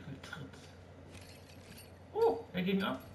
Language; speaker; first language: German; native; German